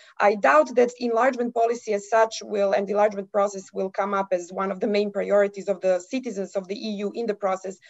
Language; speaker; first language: English; non-native, fluent; Serbian